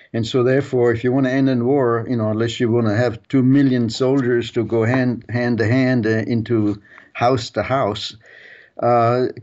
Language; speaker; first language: English; early bilingual, other home language; German